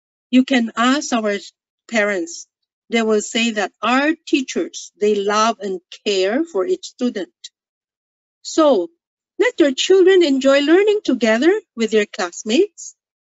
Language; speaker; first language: English; non-native, local second language; Min Nan Chinese